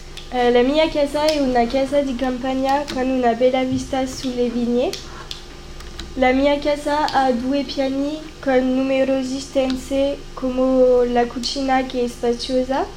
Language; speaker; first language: Italian; non-native, learner; French